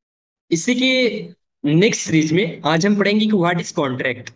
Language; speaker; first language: Hindi; native; Hindi